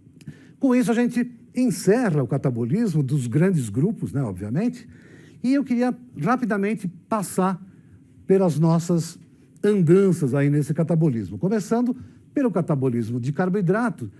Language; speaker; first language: Portuguese; native; Portuguese